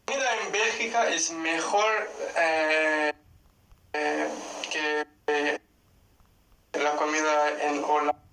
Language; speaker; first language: Spanish; non-native, learner; English